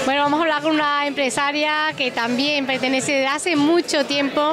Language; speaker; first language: Spanish; native; Spanish